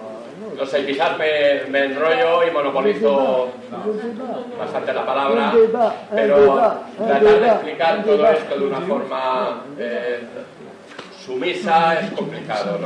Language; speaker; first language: Spanish; native; Spanish